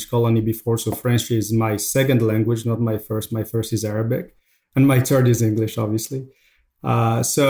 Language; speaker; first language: English; non-native, fluent; Arabic